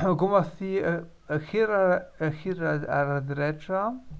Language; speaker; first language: Spanish; non-native, learner; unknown